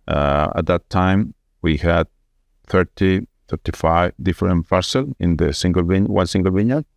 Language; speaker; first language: English; non-native, fluent; Spanish